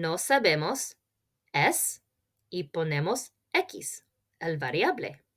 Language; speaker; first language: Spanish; non-native, learner; English